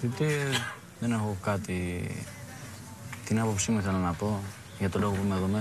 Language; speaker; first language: Greek; early bilingual, other home language; Albanian